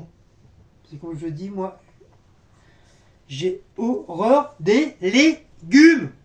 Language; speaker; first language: French; native; French